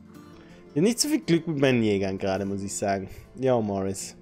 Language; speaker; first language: German; native; German